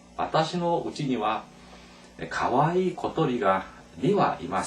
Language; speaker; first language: Japanese; non-native, fluent; Korean